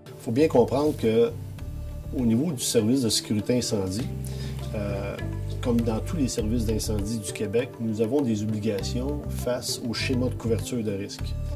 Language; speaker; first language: French; native; French